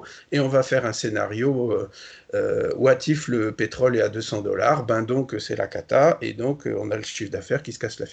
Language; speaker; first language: French; native; French